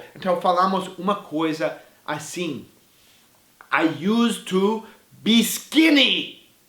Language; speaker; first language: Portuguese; non-native, fluent; English